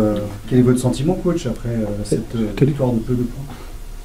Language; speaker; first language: French; native; French